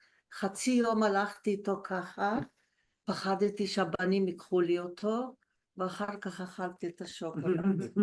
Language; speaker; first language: Hebrew; early bilingual, other home language; Polish